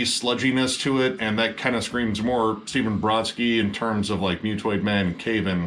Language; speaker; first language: English; native; English